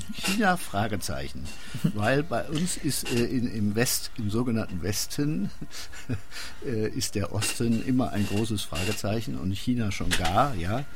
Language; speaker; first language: German; native; German